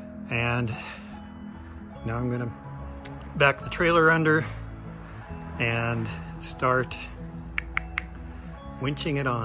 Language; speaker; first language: English; native; English